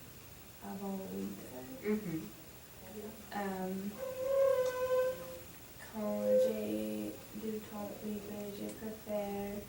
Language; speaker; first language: French; non-native, learner; English